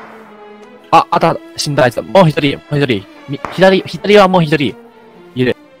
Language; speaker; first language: Japanese; non-native, learner; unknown